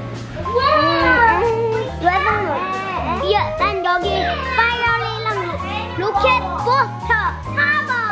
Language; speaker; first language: Korean; early bilingual, heritage; Korean